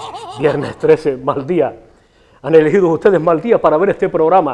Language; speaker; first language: Spanish; native; Spanish